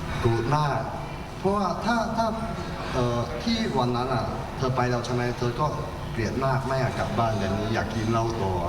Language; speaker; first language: Thai; non-native, learner; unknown